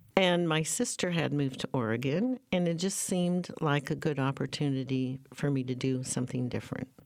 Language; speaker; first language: English; native; English